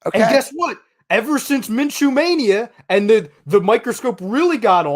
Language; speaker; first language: English; native; English